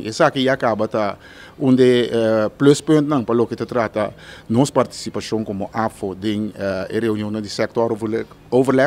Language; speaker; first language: Spanish; non-native, learner; Papiamento